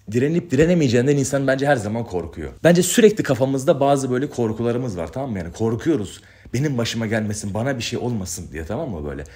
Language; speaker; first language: Turkish; native; Turkish